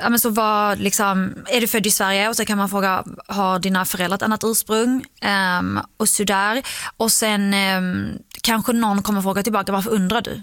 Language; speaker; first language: Swedish; early bilingual, other home language; Arabic